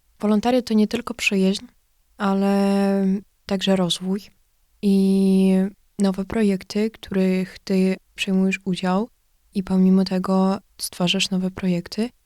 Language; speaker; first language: Polish; non-native, learner; Ukrainian